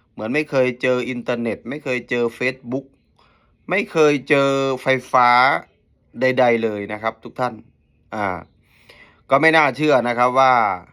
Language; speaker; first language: Thai; native; Thai